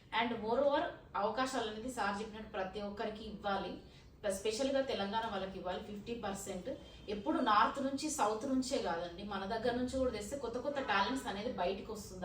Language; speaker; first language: Telugu; native; Telugu